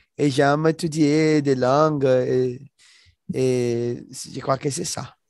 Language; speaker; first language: French; non-native, learner; Portuguese